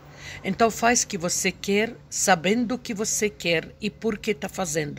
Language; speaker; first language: Portuguese; non-native, fluent; Arabic